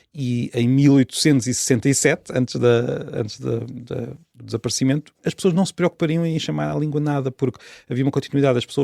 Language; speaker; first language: Portuguese; native; Portuguese